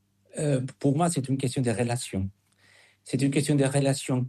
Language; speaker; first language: French; non-native, fluent; Spanish